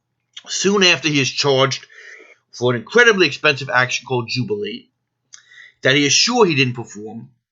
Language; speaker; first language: English; native; English